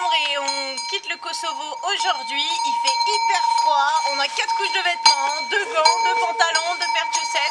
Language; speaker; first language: French; native; French